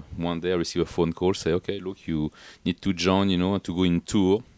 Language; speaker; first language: English; non-native, fluent; French